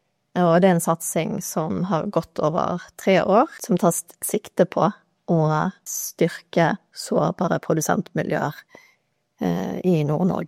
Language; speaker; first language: Norwegian; native; Norwegian